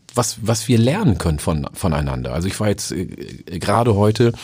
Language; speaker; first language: German; early bilingual, other home language; Oromo